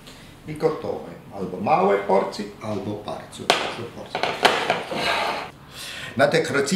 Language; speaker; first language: Polish; non-native, learner; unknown